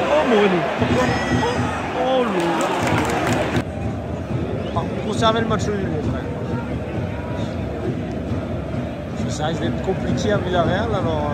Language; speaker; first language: French; native; French